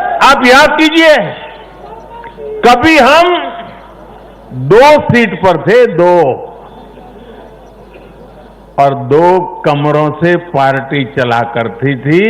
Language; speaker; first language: Hindi; non-native, local second language; Gujarati